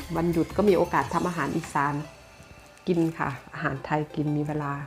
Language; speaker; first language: Thai; native; Thai